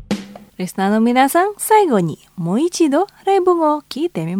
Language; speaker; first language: Japanese; non-native, fluent; Indonesian